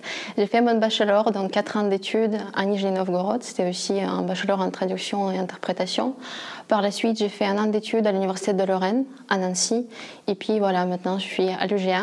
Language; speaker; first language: French; non-native, fluent; Russian